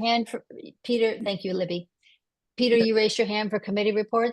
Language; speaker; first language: English; native; English